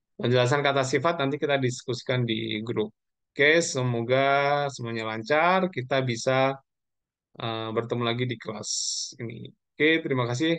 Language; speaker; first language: Indonesian; non-native, local second language; Javanese